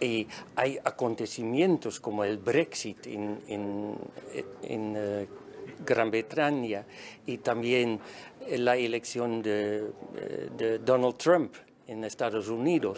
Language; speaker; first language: Spanish; non-native, fluent; Dutch